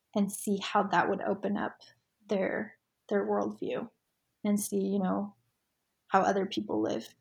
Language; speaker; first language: English; early bilingual, other home language; Spanish